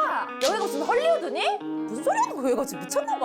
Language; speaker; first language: Korean; native; Korean